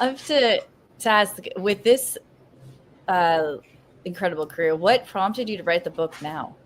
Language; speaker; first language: English; native; English